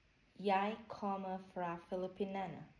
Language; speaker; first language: Danish; non-native, learner; Filipino